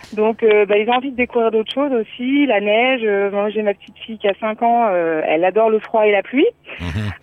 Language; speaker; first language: French; native; French